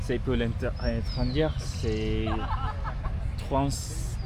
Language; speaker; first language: French; non-native, learner; Spanish